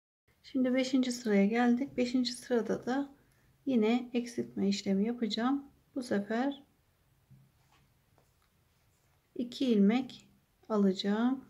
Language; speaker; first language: Turkish; native; Turkish